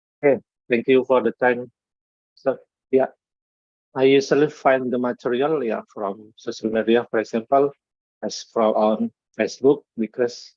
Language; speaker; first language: English; non-native, learner; Indonesian